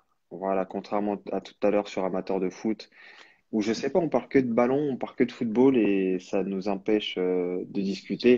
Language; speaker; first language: French; native; French